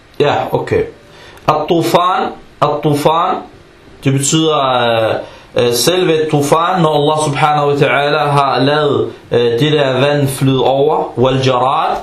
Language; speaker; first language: Danish; early bilingual, other home language; Arabic